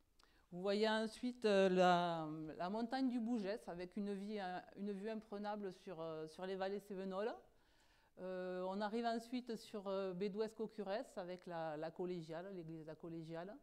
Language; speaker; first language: French; native; French